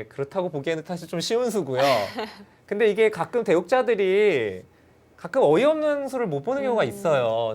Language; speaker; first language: Korean; native; Korean